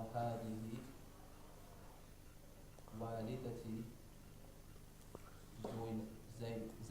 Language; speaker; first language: Arabic; non-native, learner; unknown